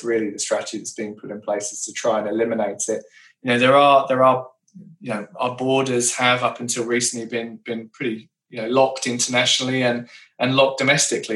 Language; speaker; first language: English; native; English